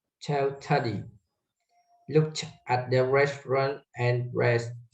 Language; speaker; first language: English; non-native, learner; Vietnamese